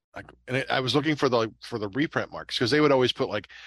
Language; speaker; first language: English; native; English